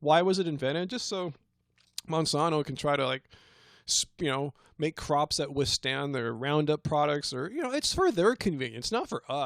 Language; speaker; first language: English; native; English